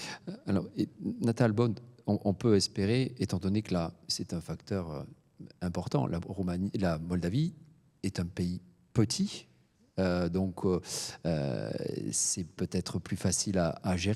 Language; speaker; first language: French; native; French